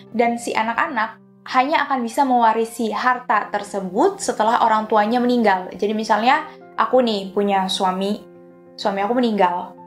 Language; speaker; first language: Indonesian; native; Indonesian